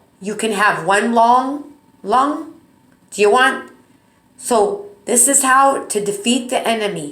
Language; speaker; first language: English; native; English